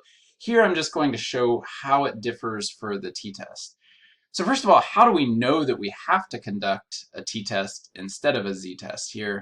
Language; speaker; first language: English; native; English